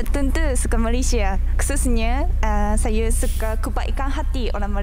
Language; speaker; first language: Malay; non-native, fluent; Japanese